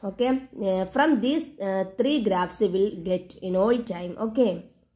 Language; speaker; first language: English; non-native, local second language; Malayalam